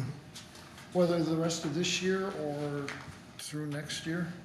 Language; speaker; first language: English; native; English